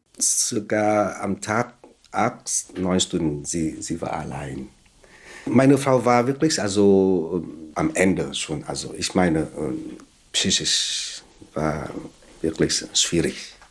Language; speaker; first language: German; non-native, fluent; Vietnamese